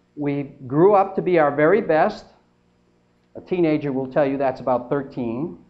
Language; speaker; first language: English; native; English